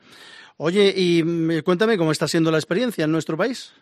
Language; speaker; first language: Spanish; native; Spanish